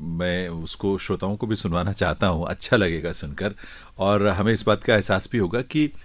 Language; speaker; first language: Hindi; native; Hindi